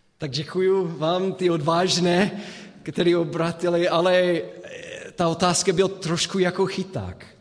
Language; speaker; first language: Czech; non-native, fluent; English